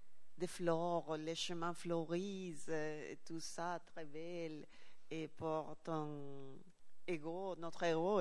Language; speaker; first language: French; non-native, learner; Spanish